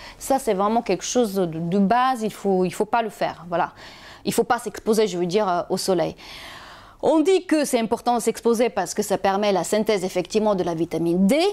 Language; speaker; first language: French; non-native, fluent; Bulgarian